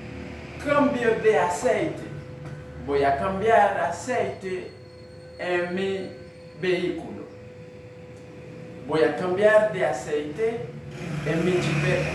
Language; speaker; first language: Spanish; non-native, fluent; Haitian Creole